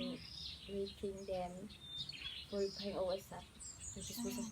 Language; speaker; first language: English; non-native, learner; Malay